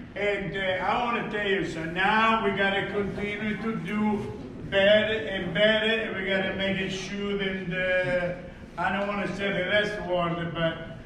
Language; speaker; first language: English; non-native, fluent; French